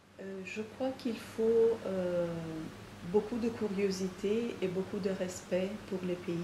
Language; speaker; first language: French; non-native, fluent; Italian